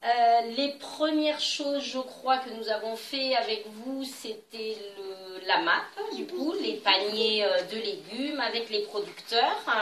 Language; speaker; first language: French; native; French